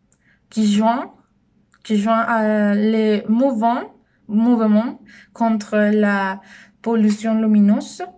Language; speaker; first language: French; non-native, learner; Spanish